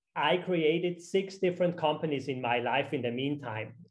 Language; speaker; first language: English; non-native, fluent; German